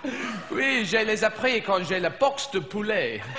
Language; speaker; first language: French; non-native, fluent; English